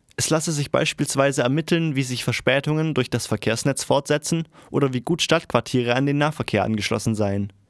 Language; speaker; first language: German; native; German